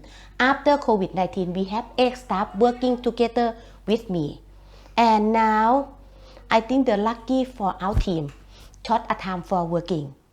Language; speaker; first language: English; non-native, learner; Thai